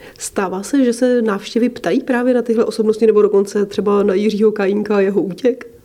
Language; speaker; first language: Czech; native; Czech